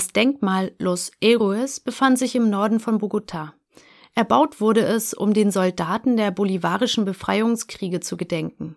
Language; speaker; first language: German; native; German